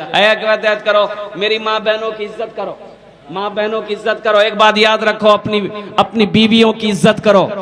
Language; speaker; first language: Hindi; non-native, local second language; Bangla